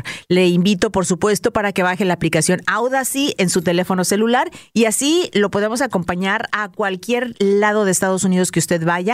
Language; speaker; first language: Spanish; native; Spanish